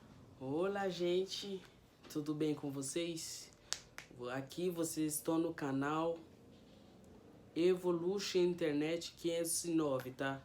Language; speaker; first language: Portuguese; non-native, fluent; Haitian Creole